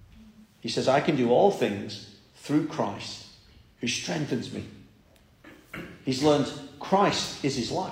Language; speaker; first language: English; native; English